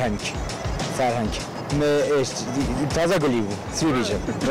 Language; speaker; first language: Kurdish; non-native, local second language; Turkish